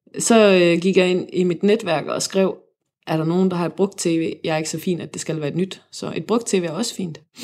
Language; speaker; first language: Danish; native; Danish